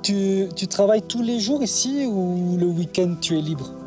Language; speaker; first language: French; native; French